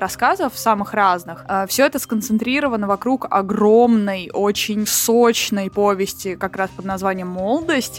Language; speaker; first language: Russian; native; Russian